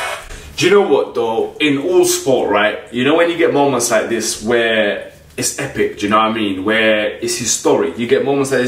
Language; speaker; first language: English; native; English